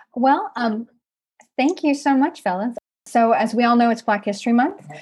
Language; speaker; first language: English; native; English